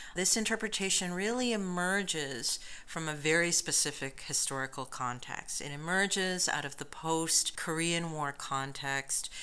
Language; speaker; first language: English; native; English